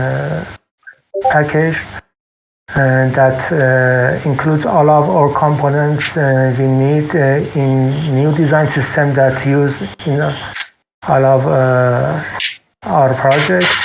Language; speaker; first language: English; non-native, fluent; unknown